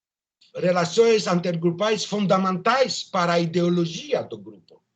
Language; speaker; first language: Portuguese; non-native, learner; French